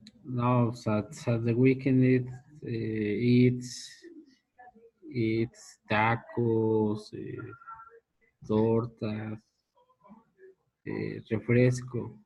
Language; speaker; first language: English; non-native, learner; Spanish